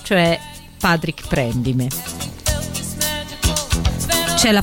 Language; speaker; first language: Italian; native; Italian